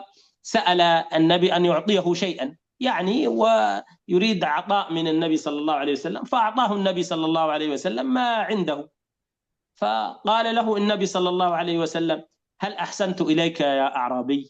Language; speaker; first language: Arabic; native; Arabic